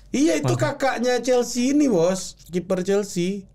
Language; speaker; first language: Indonesian; non-native, local second language; Minangkabau